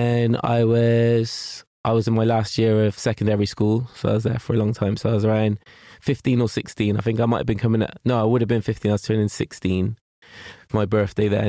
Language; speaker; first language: English; native; English